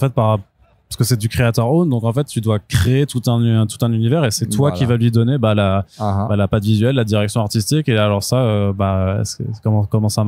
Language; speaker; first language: French; native; French